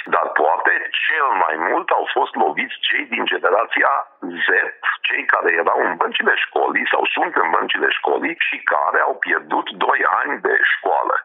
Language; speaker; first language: Romanian; non-native, local second language; Hungarian